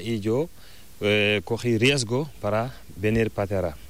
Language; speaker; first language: Spanish; non-native, learner; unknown